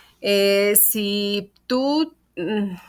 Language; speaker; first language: Spanish; native; Spanish